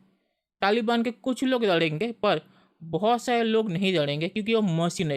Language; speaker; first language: Hindi; native; Hindi